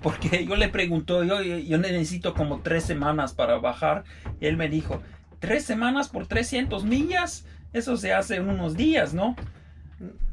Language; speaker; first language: Spanish; non-native, fluent; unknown